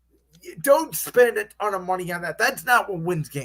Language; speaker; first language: English; native; English